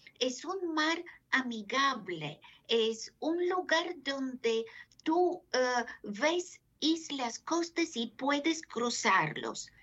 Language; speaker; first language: Spanish; non-native, fluent; Bulgarian